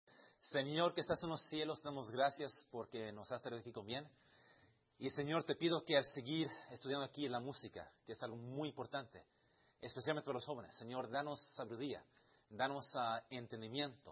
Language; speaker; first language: Spanish; early bilingual, heritage; Spanish